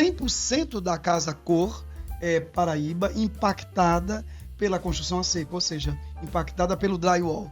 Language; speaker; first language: Portuguese; native; Portuguese